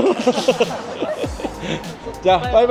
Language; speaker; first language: Japanese; non-native, fluent; Persian